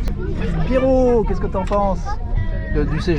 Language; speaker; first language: French; native; French